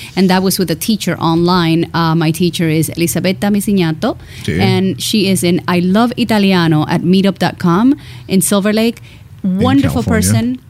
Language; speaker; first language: English; early bilingual, other home language; Spanish